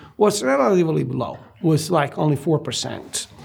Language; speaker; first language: English; non-native, fluent; Italian